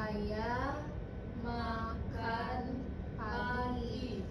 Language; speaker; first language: Indonesian; non-native, learner; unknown